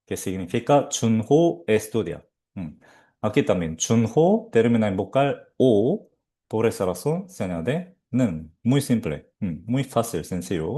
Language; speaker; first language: Spanish; non-native, fluent; Korean